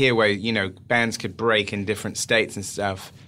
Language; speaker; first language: English; native; English